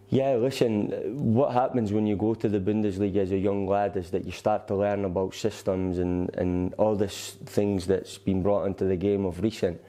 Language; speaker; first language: English; native; English